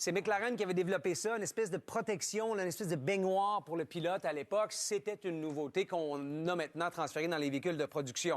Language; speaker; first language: French; native; French